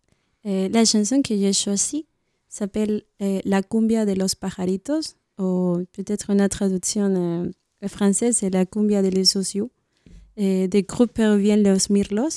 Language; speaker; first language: French; non-native, learner; Spanish